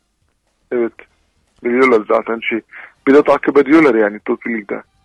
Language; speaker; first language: Turkish; non-native, learner; Arabic